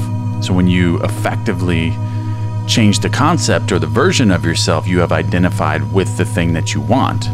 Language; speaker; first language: English; native; English